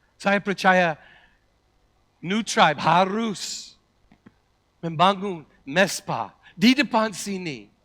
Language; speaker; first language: Indonesian; non-native, learner; English